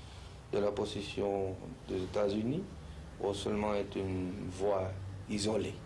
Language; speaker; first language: French; non-native, fluent; Spanish